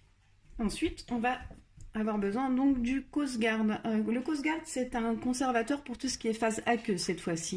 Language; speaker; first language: French; native; French